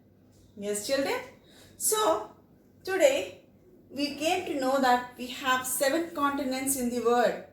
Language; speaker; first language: English; non-native, local second language; Telugu